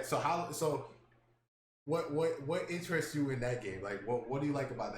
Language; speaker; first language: English; native; English